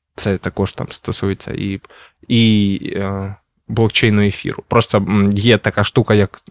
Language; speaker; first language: Ukrainian; non-native, local second language; Russian